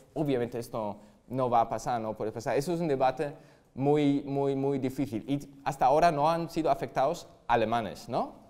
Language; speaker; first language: Spanish; non-native, fluent; German